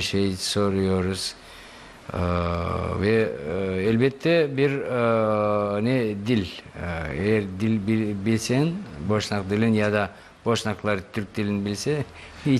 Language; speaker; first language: Turkish; non-native, learner; Bosnian